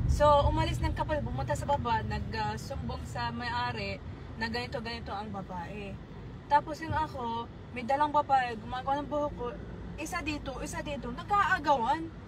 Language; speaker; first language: Filipino; early bilingual, heritage; Filipino